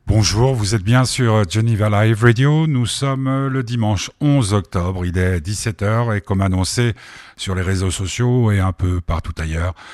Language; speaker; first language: French; native; French